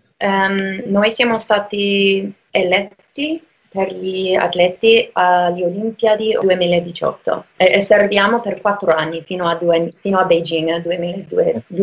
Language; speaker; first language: Italian; non-native, fluent; English